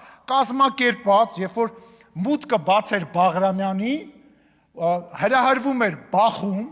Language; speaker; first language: Armenian; native; Armenian